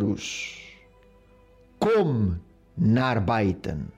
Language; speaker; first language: Dutch; non-native, fluent; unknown